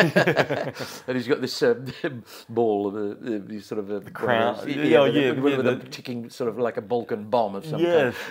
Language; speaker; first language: English; native; English